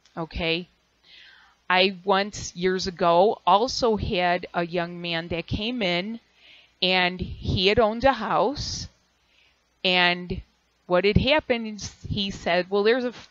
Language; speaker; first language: English; native; English